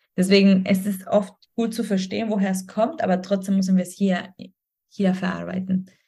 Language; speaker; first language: German; non-native, fluent; Spanish